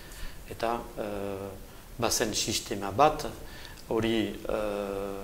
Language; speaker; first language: Basque; native; Basque